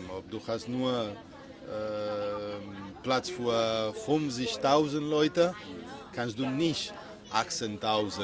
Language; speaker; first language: German; non-native, learner; Spanish